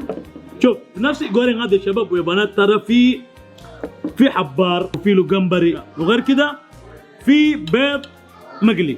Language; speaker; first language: Arabic; native; Arabic